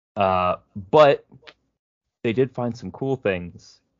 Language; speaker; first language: English; native; English